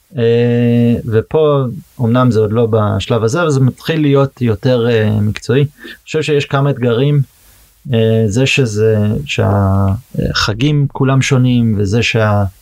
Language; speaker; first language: Hebrew; early bilingual, heritage; Hebrew